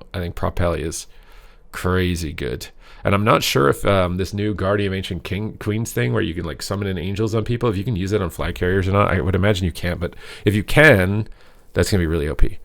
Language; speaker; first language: English; native; English